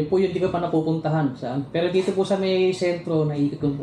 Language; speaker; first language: Filipino; native; Filipino